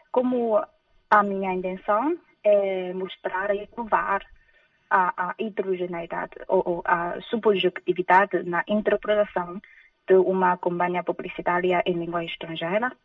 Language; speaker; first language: Portuguese; non-native, fluent; Chinese